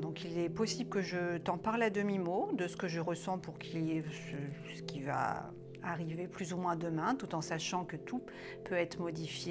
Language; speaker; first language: French; native; French